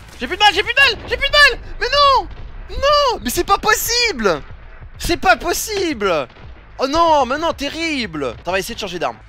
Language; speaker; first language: French; native; French